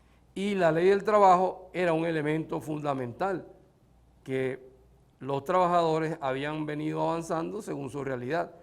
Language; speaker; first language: Spanish; native; Spanish